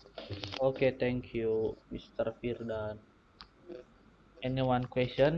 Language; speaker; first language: English; non-native, learner; Indonesian